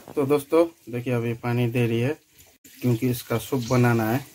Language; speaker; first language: Hindi; non-native, local second language; Nepali